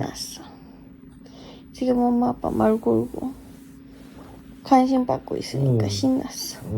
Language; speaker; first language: Korean; non-native, fluent; Japanese